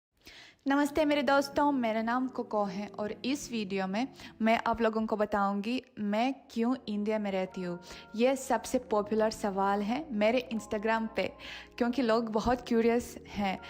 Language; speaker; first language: Hindi; non-native, fluent; Russian